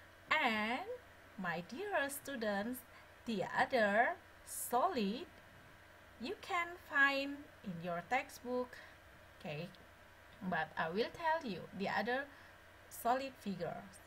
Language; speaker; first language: English; non-native, learner; Indonesian